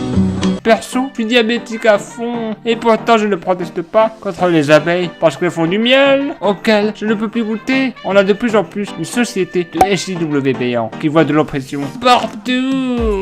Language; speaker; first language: French; native; French